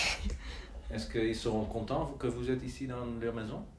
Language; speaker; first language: French; non-native, fluent; Dutch